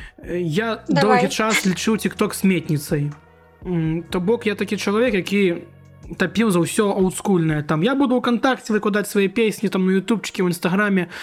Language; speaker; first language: Belarusian; non-native, local second language; Russian